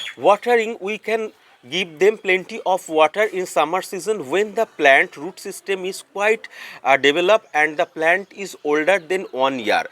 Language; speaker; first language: English; non-native, local second language; Bangla